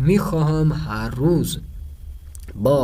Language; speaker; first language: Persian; non-native, fluent; Urdu